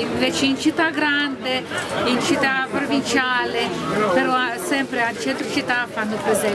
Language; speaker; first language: Italian; non-native, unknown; Ukrainian